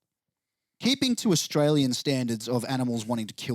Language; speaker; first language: English; native; English